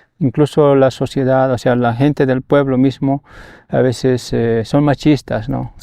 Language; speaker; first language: Spanish; non-native, local second language; Aymara